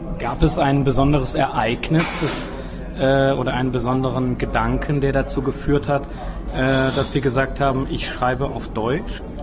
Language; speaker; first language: German; native; German